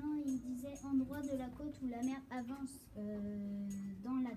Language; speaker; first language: French; native; French